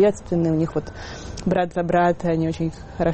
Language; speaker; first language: Russian; native; Russian